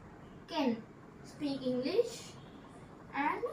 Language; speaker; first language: English; non-native, local second language; Telugu